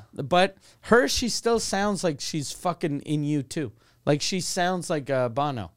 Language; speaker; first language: English; non-native, local second language; French